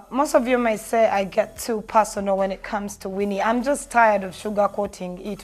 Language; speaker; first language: English; non-native, local second language; Ganda